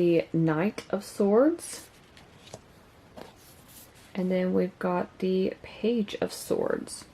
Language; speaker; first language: English; native; English